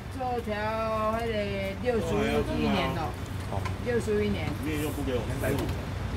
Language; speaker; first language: Chinese; non-native, local second language; Min Nan Chinese